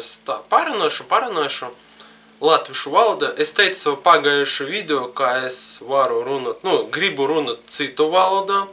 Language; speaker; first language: Latvian; non-native, learner; Russian